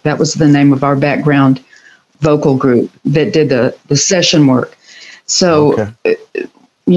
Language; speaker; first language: English; native; English